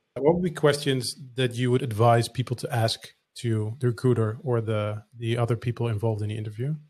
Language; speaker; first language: English; non-native, fluent; Dutch